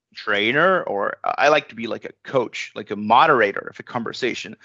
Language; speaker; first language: English; non-native, fluent; Spanish